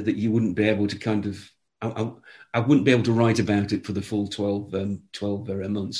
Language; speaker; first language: English; native; English